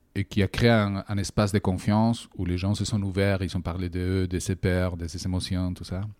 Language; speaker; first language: French; non-native, fluent; Spanish